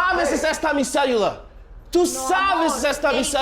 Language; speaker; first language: Spanish; non-native, learner; English